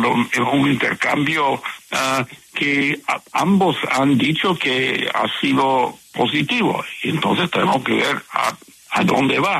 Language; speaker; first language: Spanish; non-native, fluent; English